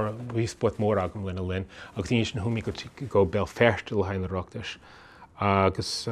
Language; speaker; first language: Irish; non-native, fluent; English